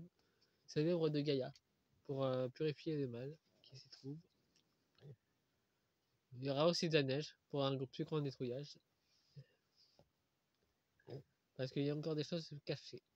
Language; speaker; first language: French; native; French